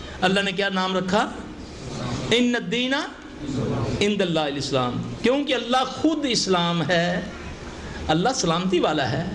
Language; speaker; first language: Urdu; non-native, local second language; Punjabi